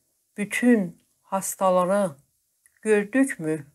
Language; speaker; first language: Turkish; non-native, fluent; Persian